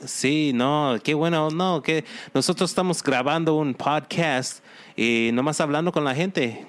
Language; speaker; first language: Spanish; non-native, learner; English